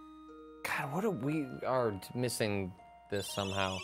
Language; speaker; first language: English; native; English